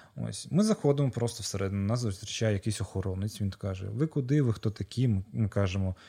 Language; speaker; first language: Ukrainian; non-native, local second language; Russian